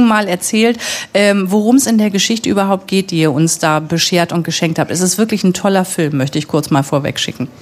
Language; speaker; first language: German; native; German